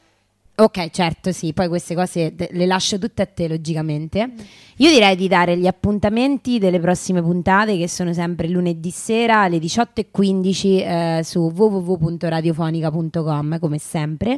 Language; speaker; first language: Italian; native; Italian